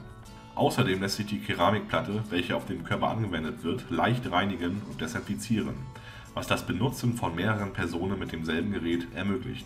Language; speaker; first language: German; native; German